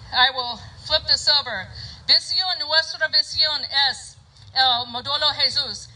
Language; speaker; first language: Spanish; non-native, learner; English